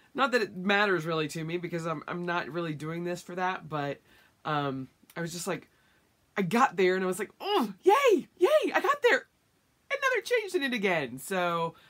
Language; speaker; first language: English; native; English